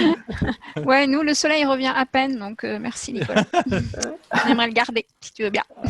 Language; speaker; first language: French; native; French